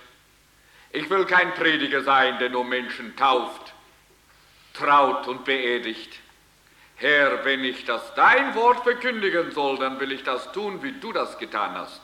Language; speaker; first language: German; early bilingual, heritage; German